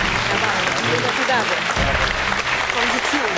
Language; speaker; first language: German; native; German